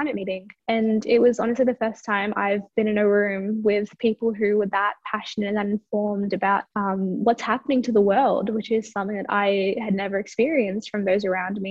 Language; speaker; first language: English; early bilingual, other home language; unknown